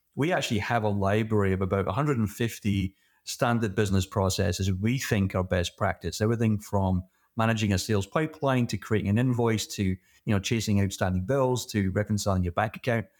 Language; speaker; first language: English; native; English